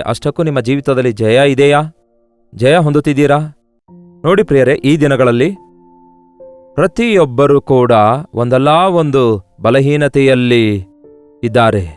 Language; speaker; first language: Kannada; native; Kannada